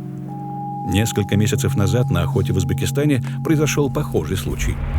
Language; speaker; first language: Russian; native; Russian